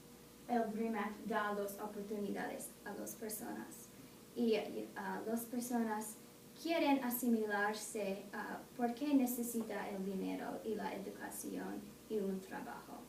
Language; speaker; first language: Spanish; non-native, learner; English